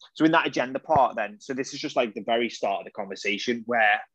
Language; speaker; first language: English; native; English